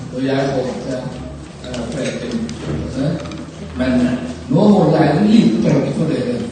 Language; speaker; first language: Norwegian; non-native, fluent; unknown